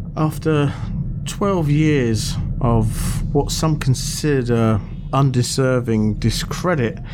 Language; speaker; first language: English; native; English